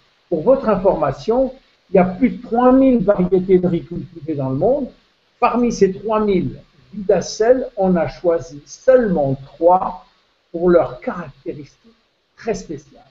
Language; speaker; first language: French; native; French